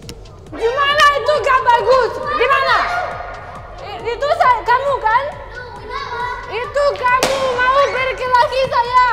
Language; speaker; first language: Indonesian; non-native, learner; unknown